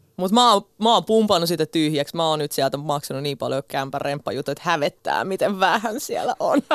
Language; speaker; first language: Finnish; early bilingual, other home language; Russian